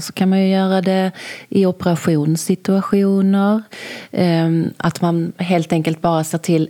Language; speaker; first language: Swedish; native; Swedish